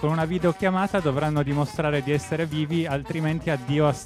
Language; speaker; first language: Italian; native; Italian